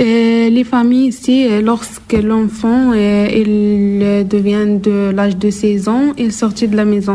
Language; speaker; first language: French; non-native, learner; Arabic